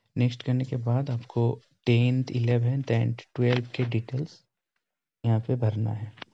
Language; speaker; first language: Hindi; non-native, local second language; Bangla